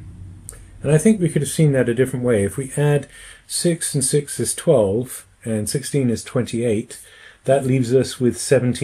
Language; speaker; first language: English; native; English